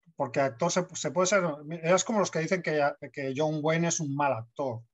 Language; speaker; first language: Spanish; native; Spanish